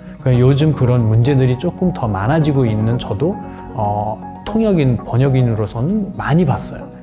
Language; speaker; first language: Korean; non-native, fluent; Nepali